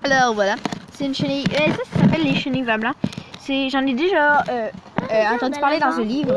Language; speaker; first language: French; native; French